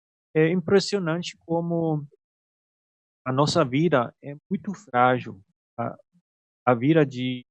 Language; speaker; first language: Portuguese; non-native, fluent; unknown